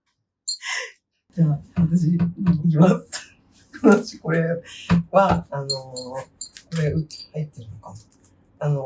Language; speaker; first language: Japanese; native; Japanese